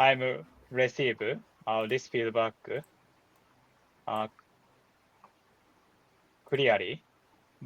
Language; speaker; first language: English; non-native, learner; Japanese